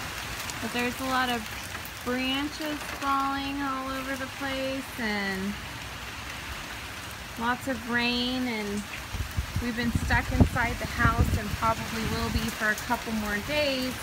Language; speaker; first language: English; native; English